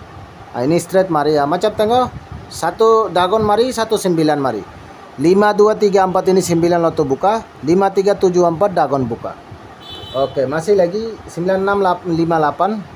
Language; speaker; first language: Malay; non-native, learner; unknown